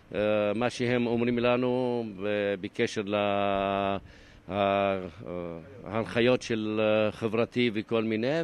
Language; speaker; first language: Hebrew; non-native, local second language; Arabic